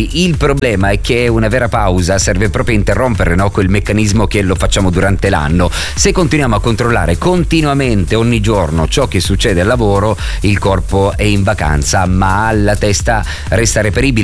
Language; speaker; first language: Italian; native; Italian